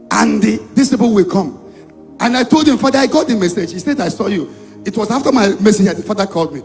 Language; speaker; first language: English; non-native, local second language; Igbo